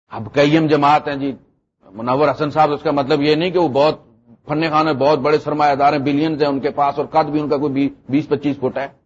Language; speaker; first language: Urdu; non-native, local second language; Punjabi